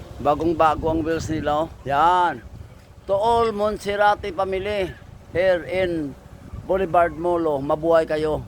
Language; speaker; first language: Filipino; non-native, local second language; Hiligaynon